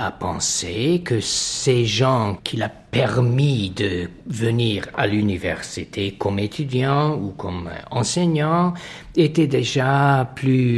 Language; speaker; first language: French; non-native, fluent; Hungarian